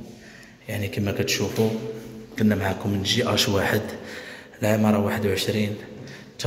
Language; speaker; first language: Arabic; native; Arabic